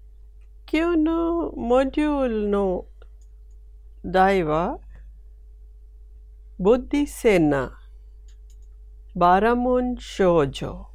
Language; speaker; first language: Japanese; non-native, fluent; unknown